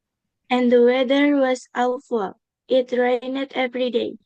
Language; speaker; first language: English; non-native, learner; Indonesian